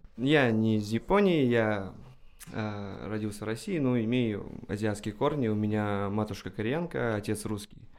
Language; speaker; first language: Russian; native; Russian